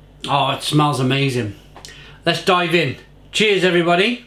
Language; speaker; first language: English; native; English